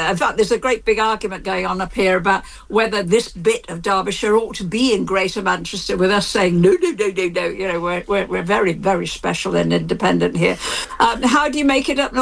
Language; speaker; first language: English; native; English